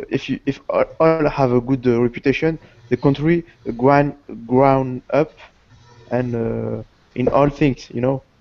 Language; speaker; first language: English; non-native, learner; Portuguese